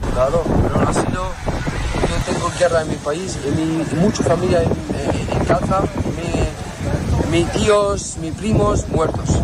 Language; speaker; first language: Spanish; non-native, learner; Arabic